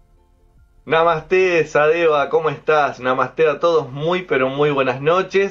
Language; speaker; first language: Spanish; native; Spanish